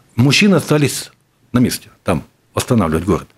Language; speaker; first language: Russian; native; Russian